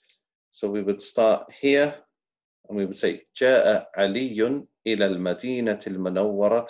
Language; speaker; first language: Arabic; non-native, fluent; English